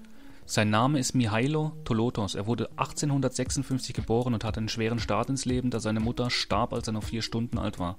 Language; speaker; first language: German; native; German